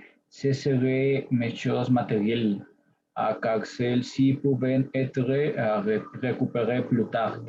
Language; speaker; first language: French; non-native, learner; Spanish